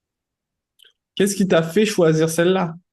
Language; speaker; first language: French; native; French